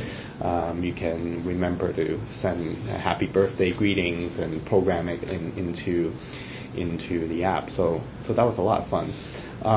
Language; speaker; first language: English; non-native, local second language; Cantonese